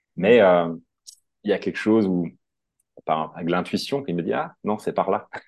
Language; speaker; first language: French; native; French